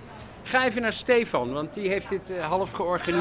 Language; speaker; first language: Dutch; native; Dutch